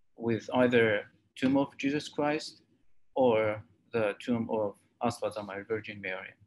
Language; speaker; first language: English; non-native, fluent; Armenian